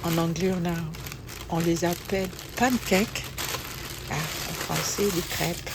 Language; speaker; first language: French; non-native, local second language; Lingala